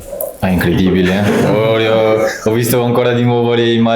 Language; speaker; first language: Italian; non-native, fluent; French